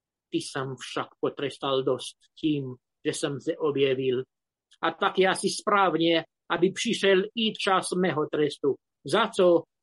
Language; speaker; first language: Czech; non-native, fluent; Romanian